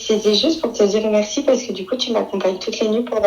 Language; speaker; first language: French; native; French